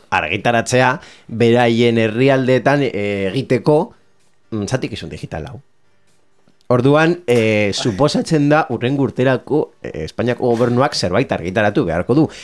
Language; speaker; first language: Basque; non-native, local second language; Spanish